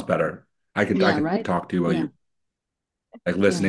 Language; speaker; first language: English; native; English